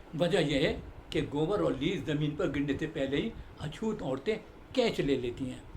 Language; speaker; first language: Urdu; native; Urdu